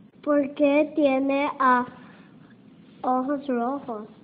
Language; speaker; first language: Spanish; early bilingual, heritage; Spanish